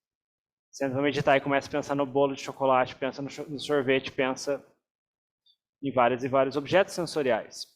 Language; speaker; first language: Portuguese; native; Portuguese